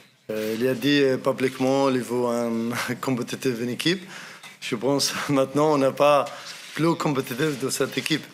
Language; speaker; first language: French; non-native, learner; Arabic